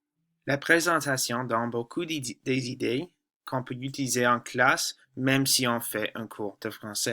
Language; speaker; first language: French; non-native, learner; English